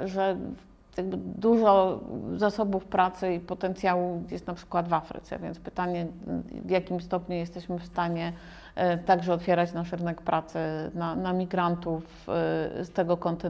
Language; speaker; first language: Polish; native; Polish